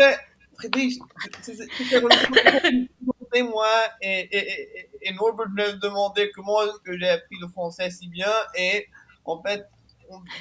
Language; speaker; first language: French; non-native, fluent; Italian